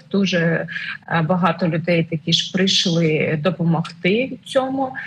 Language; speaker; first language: Ukrainian; non-native, local second language; Russian